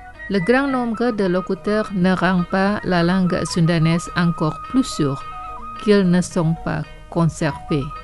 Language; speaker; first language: French; non-native, fluent; Indonesian